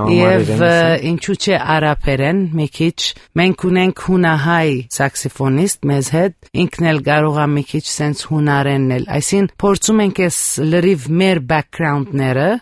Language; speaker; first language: Armenian; early bilingual, heritage; Armenian